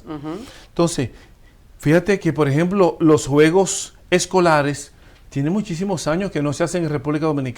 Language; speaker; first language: Spanish; native; Spanish